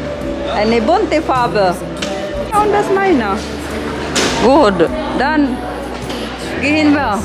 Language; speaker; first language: German; non-native, learner; Filipino